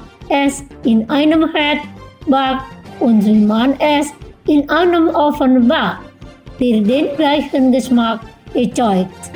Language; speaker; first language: German; non-native, fluent; Indonesian